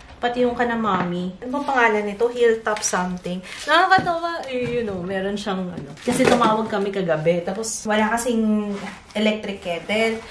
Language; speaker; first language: Filipino; native; Filipino